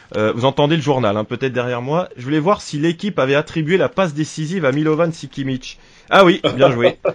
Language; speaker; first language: French; native; French